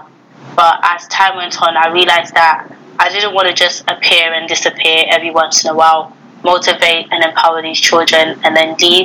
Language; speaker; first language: English; native; English